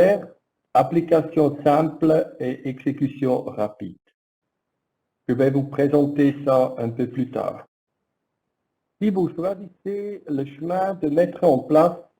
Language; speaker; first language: French; non-native, learner; German